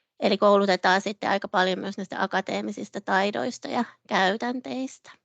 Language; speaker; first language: Finnish; native; Finnish